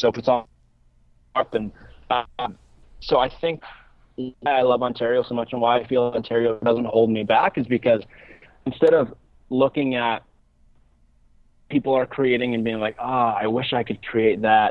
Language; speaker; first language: English; native; English